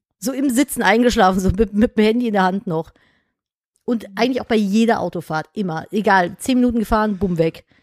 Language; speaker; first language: German; native; German